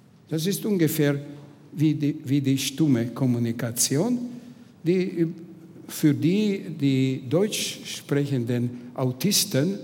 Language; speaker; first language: German; non-native, fluent; Hungarian